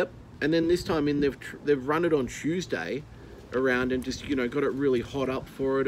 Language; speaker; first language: English; native; English